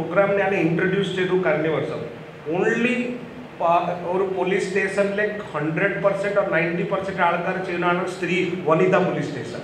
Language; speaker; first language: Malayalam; non-native, learner; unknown